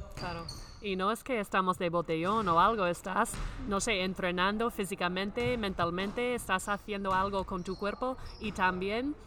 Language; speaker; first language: Spanish; non-native, fluent; English